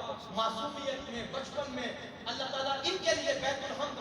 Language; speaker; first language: Urdu; native; Urdu